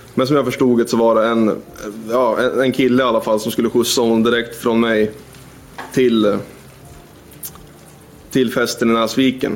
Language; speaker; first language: Swedish; native; Swedish